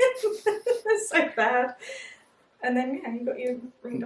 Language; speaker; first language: English; native; English